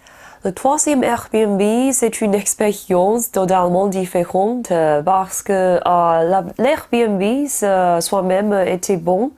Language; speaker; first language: French; non-native, learner; Chinese